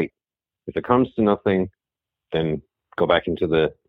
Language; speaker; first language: English; native; English